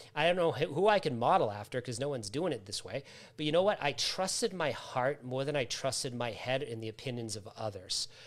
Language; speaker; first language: English; native; English